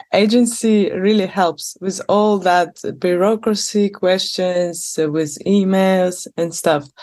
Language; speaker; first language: English; non-native, fluent; Russian